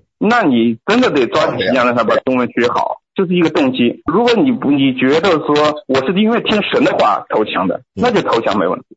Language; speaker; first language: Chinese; early bilingual, heritage; Chinese